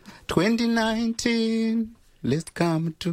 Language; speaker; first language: English; non-native, local second language; Shona